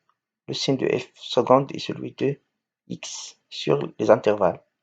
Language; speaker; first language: French; non-native, local second language; Arabic